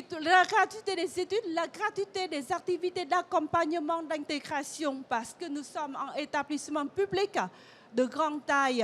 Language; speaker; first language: French; non-native, fluent; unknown